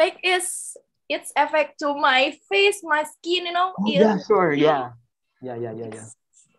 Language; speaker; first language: English; non-native, local second language; Indonesian